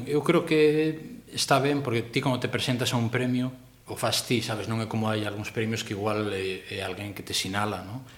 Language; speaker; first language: Galician; non-native, local second language; Spanish